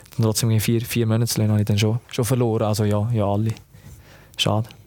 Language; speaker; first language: German; native; German